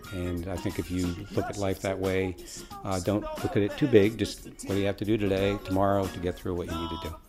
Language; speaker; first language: English; native; English